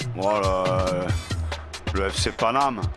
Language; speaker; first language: French; native; French